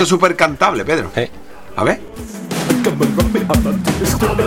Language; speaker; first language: Spanish; native; Spanish